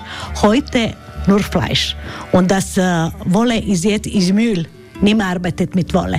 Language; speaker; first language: German; non-native, learner; Croatian